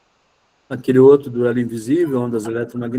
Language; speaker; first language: Portuguese; native; Portuguese